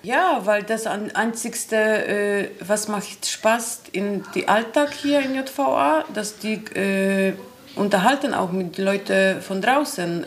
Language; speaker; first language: German; non-native, learner; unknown